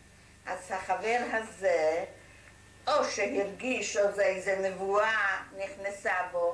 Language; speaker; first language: Hebrew; non-native, fluent; German